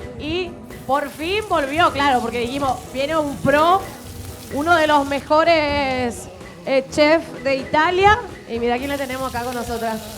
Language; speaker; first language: Spanish; native; Spanish